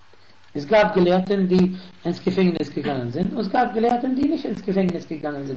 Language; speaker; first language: German; non-native, fluent; Arabic